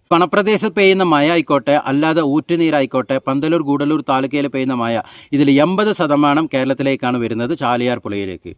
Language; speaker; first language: Malayalam; non-native, local second language; Tamil